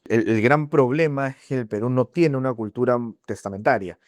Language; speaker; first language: Spanish; native; Spanish